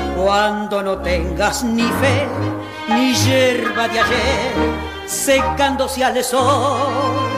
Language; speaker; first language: English; non-native, fluent; Spanish